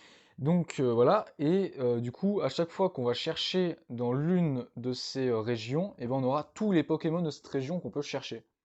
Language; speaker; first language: French; native; French